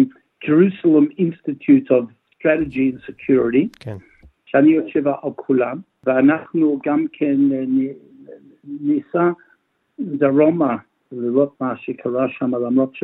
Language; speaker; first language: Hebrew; non-native, fluent; English